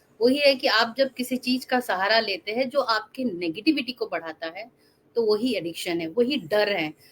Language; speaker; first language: Hindi; non-native, local second language; Assamese